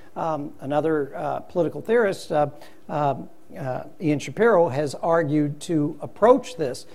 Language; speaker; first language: English; native; English